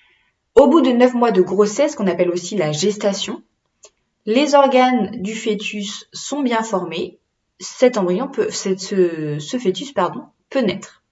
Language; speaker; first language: French; native; French